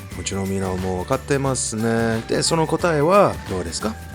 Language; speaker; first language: Japanese; non-native, fluent; English